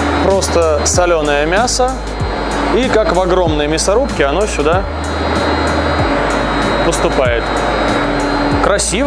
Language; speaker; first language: Russian; native; Russian